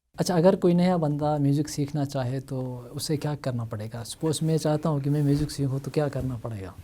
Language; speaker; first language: Urdu; non-native, local second language; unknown